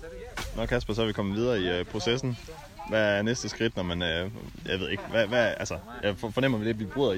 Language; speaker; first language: Danish; native; Danish